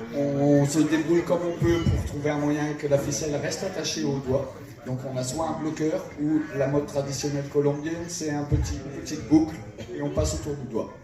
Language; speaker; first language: French; native; French